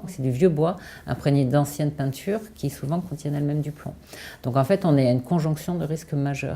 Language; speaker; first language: French; native; French